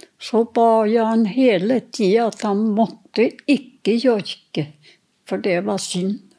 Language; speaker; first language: Norwegian; non-native, fluent; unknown